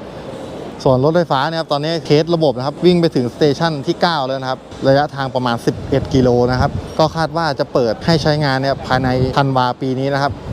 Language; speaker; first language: Thai; native; Thai